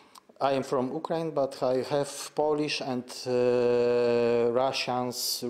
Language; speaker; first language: English; non-native, learner; Polish